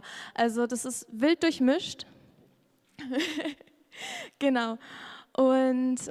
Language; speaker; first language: German; native; German